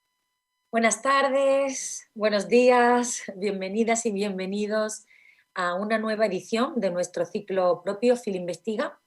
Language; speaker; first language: Spanish; native; Spanish